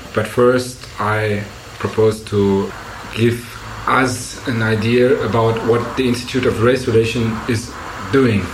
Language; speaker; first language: English; non-native, fluent; German